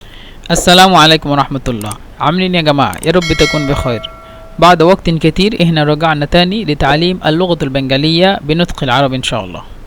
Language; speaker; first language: Arabic; non-native, fluent; Bangla